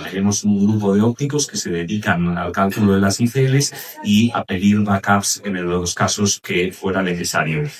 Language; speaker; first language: Spanish; native; Spanish